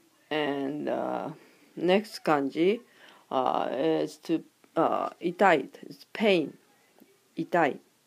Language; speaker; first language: English; non-native, fluent; Japanese